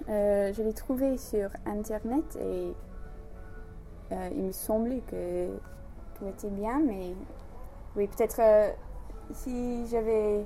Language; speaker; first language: French; non-native, learner; English